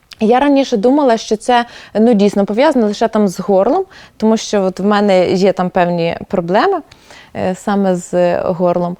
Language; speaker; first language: Ukrainian; native; Ukrainian